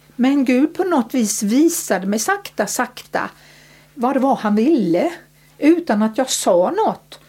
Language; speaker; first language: Swedish; early bilingual, other home language; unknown